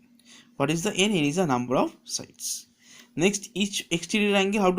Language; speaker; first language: English; non-native, local second language; Bangla